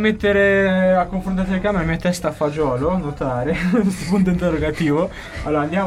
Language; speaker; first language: Italian; native; Italian